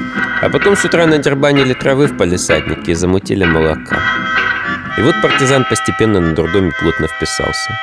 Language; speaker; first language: Russian; native; Russian